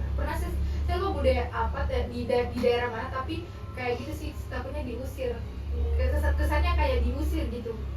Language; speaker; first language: Indonesian; native; Indonesian